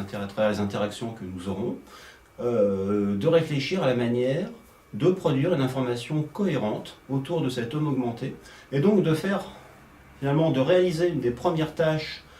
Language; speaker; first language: French; native; French